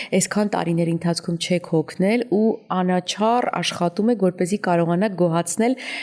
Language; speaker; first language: Armenian; native; Armenian